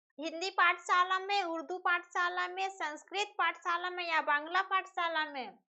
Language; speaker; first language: Hindi; native; Hindi